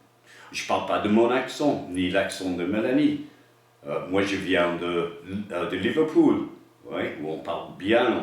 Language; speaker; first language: French; non-native, fluent; English